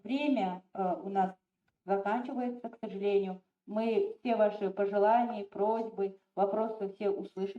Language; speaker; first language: Russian; non-native, local second language; Kazakh